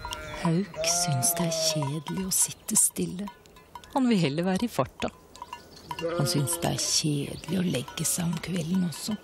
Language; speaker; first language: Norwegian; native; Norwegian